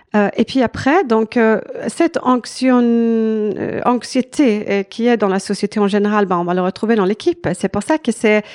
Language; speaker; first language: French; non-native, fluent; Swedish